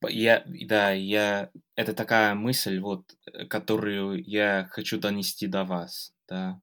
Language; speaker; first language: Russian; non-native, fluent; English